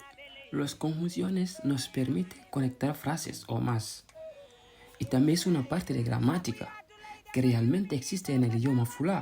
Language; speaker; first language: Spanish; non-native, fluent; Fula